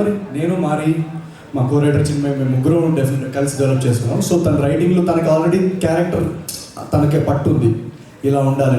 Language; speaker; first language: Telugu; native; Telugu